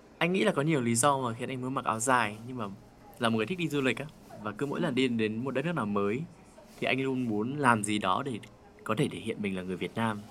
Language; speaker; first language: Vietnamese; native; Vietnamese